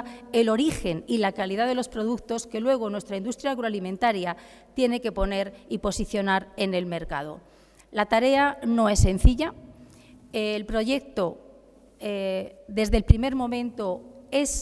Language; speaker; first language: Spanish; native; Spanish